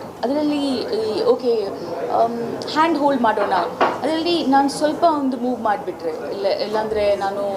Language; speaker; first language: Kannada; non-native, fluent; Malayalam